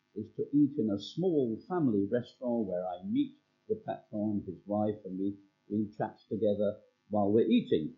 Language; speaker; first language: English; native; English